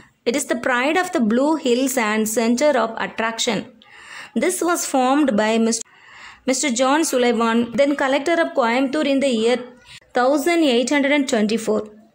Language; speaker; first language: English; non-native, local second language; Tamil